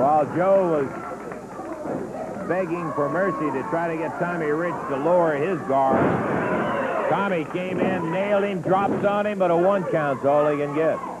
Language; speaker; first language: English; native; English